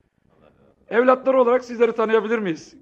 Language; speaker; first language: Turkish; native; Turkish